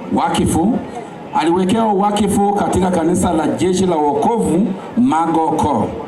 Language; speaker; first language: Swahili; non-native, local second language; Luyia